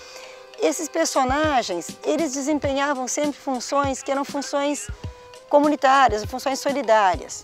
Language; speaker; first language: Portuguese; native; Portuguese